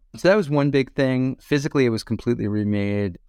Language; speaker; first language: English; native; English